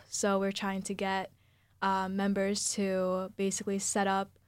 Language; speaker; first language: English; early bilingual, other home language; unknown